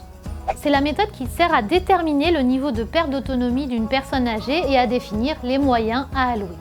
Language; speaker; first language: French; native; French